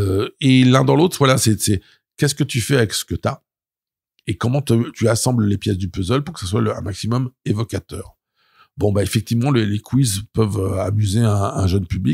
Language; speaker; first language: French; native; French